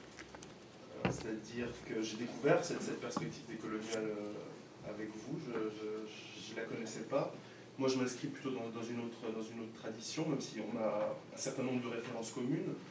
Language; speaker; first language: French; native; French